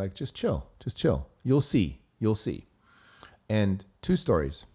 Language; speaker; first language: English; non-native, fluent; German